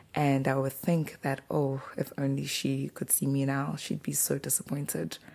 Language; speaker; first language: English; non-native, local second language; Zulu